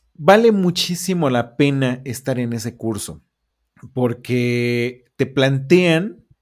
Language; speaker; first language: Spanish; native; Spanish